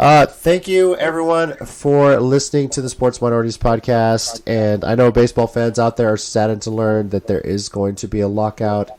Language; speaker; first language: English; native; English